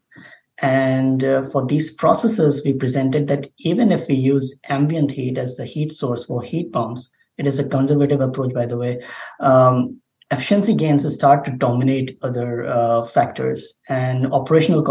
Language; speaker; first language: English; non-native, local second language; Urdu